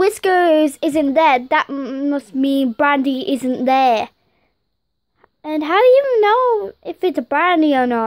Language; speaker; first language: English; native; English